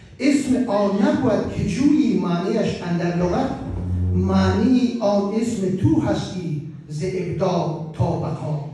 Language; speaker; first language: Persian; non-native, local second language; Shughni